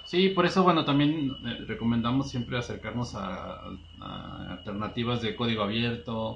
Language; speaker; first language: Spanish; native; Spanish